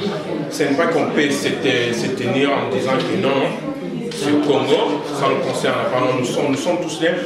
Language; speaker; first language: French; non-native, local second language; Lingala